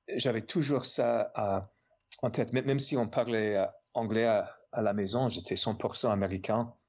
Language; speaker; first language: French; non-native, fluent; English